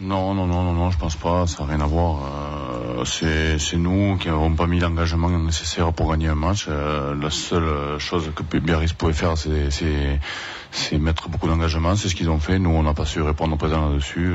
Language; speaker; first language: French; native; French